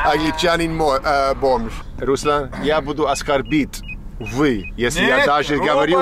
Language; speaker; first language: Russian; non-native, learner; English